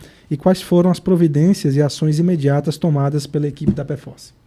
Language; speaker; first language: Portuguese; native; Portuguese